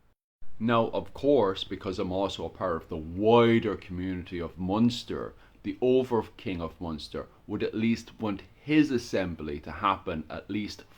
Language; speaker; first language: English; native; English